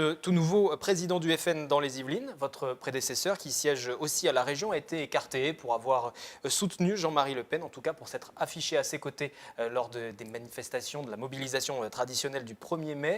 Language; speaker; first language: French; native; French